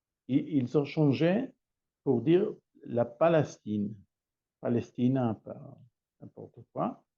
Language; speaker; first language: French; non-native, learner; Hebrew